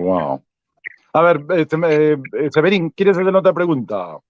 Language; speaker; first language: Spanish; native; Spanish